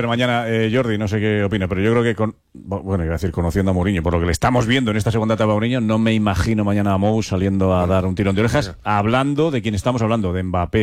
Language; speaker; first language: Spanish; native; Spanish